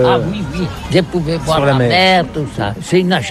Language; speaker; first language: French; non-native, learner; Catalan